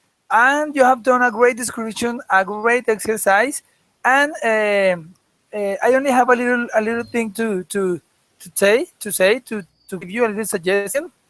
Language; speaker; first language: English; non-native, fluent; Spanish